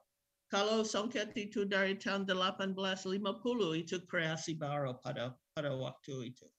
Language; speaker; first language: Indonesian; non-native, fluent; English